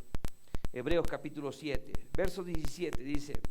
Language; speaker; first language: Spanish; native; Spanish